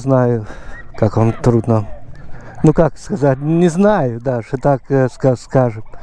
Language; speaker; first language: Russian; non-native, local second language; Lithuanian